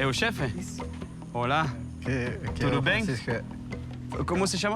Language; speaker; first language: Portuguese; non-native, learner; French